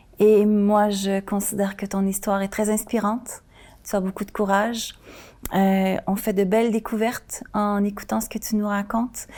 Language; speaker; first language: French; native; French